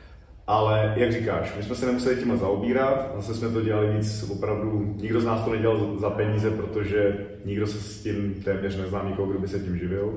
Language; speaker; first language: Czech; native; Czech